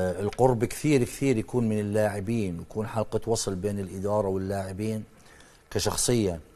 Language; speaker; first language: Arabic; native; Arabic